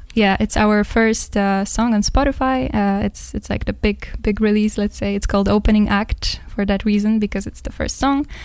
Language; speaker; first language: English; non-native, fluent; Polish